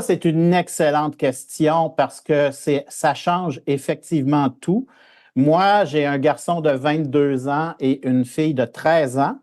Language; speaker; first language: French; native; French